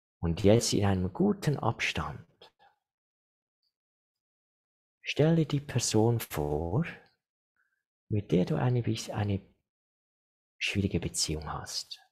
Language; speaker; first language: German; non-native, fluent; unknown